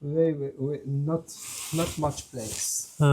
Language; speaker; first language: English; non-native, learner; German